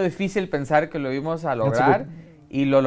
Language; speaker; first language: Spanish; early bilingual, heritage; Spanish